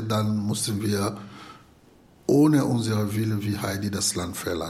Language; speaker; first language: German; non-native, fluent; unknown